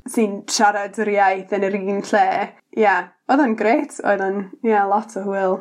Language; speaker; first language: Welsh; non-native, learner; English